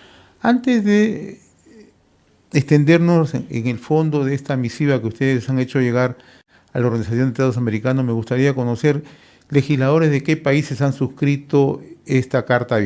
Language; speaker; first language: Spanish; native; Spanish